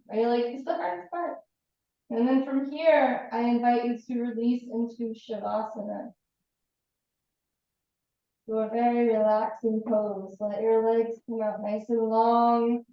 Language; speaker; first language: English; native; English